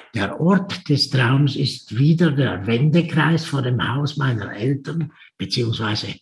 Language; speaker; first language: German; native; German